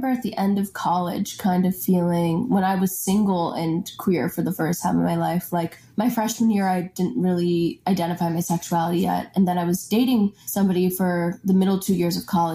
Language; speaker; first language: English; native; English